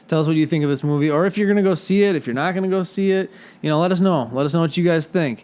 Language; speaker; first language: English; native; English